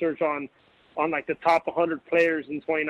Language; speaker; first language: English; native; English